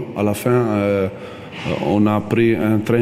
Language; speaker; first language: French; non-native, fluent; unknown